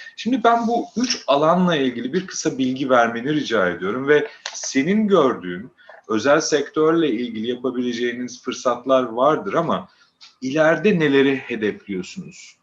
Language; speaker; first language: Turkish; native; Turkish